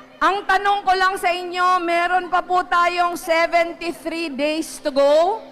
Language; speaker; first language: Filipino; native; Filipino